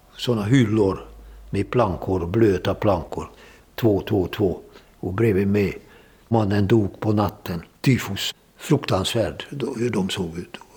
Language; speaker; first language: Swedish; non-native, fluent; Hungarian